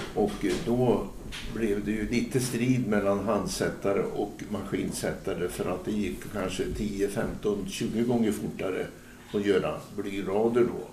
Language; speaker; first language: Swedish; native; Swedish